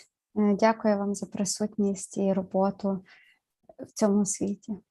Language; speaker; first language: Ukrainian; native; Ukrainian